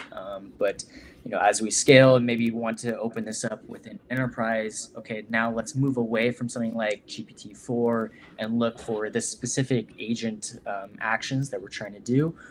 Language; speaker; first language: English; native; English